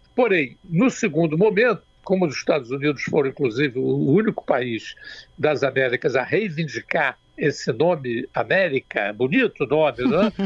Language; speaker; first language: Portuguese; native; Portuguese